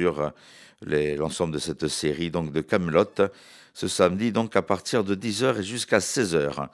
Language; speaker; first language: French; native; French